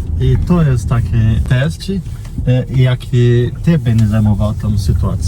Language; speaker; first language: Polish; non-native, learner; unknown